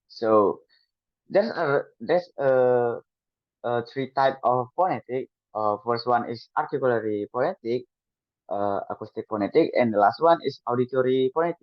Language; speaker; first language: English; non-native, learner; Indonesian